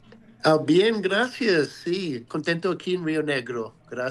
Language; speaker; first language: Spanish; non-native, fluent; English